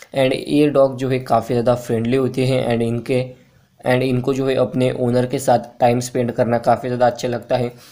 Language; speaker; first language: Hindi; native; Hindi